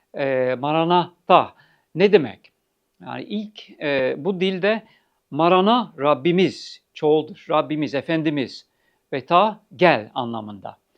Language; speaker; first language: Turkish; non-native, fluent; English